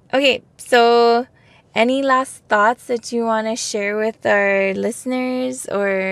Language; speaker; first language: English; native; English